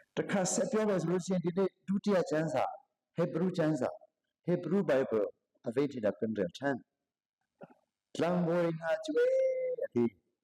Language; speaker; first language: Burmese; non-native, local second language; Hakha Chin